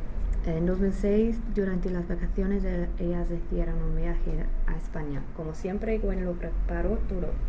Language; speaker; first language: Spanish; non-native, learner; English